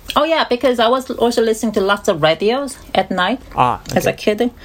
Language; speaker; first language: English; non-native, fluent; Korean